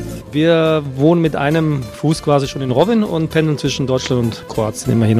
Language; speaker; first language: German; early bilingual, other home language; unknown